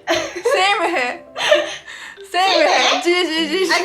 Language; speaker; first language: Hindi; non-native, learner; Japanese